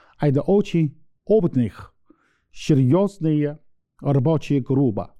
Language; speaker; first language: Russian; non-native, learner; Chinese